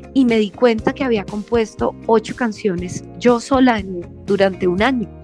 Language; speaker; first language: Spanish; native; Spanish